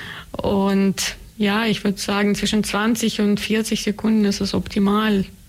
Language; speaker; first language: German; non-native, fluent; Russian